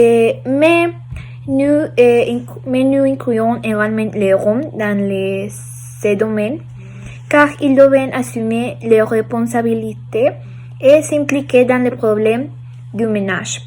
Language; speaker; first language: French; non-native, learner; Spanish